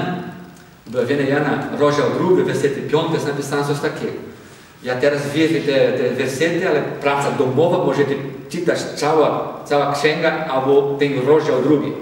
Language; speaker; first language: Polish; non-native, learner; Portuguese